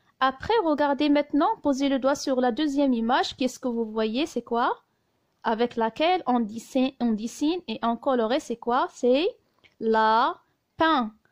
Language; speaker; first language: French; non-native, local second language; Arabic